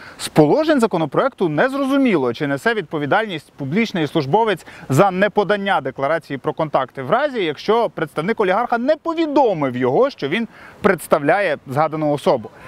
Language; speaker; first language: Ukrainian; native; Ukrainian